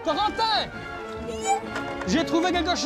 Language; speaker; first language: French; non-native, learner; Dutch